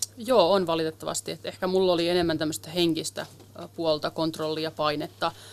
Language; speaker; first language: Finnish; early bilingual, other home language; Kurdish